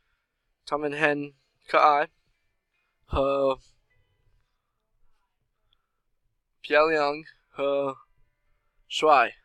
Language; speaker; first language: Chinese; non-native, learner; English